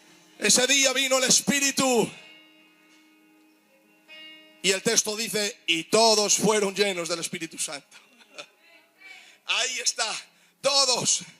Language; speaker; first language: Spanish; native; Spanish